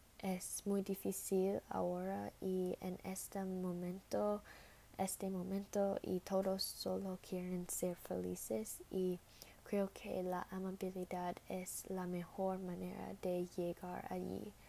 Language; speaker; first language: Spanish; non-native, learner; English